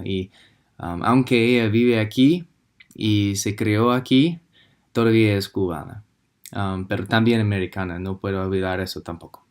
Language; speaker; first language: Spanish; non-native, fluent; English